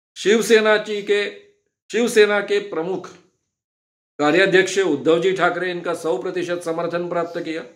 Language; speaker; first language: Hindi; non-native, local second language; Marathi